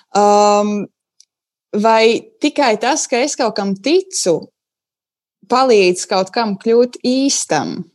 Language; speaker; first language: Latvian; native; Latvian